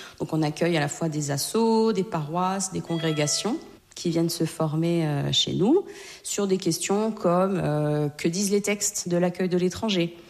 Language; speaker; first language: French; native; French